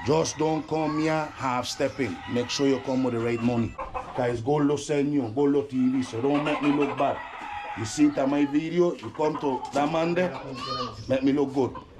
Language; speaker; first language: English; early bilingual, other home language; Spanish